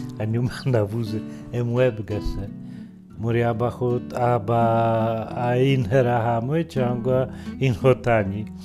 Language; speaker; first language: Kinyarwanda; non-native, fluent; Polish